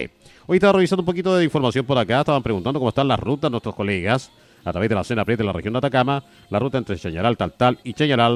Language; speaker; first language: Spanish; native; Spanish